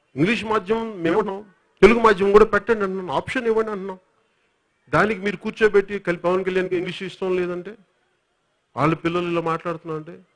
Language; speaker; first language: Telugu; native; Telugu